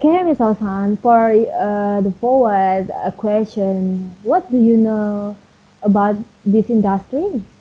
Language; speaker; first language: English; non-native, learner; Indonesian